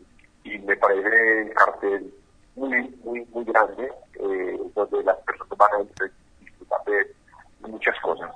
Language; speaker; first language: Spanish; native; Spanish